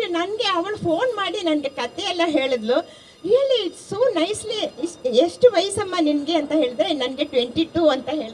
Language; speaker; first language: Kannada; non-native, local second language; Malayalam